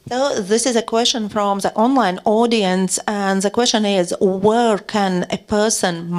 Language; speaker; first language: English; non-native, fluent; Latvian